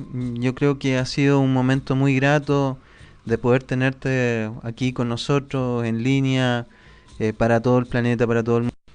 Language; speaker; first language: Spanish; native; Spanish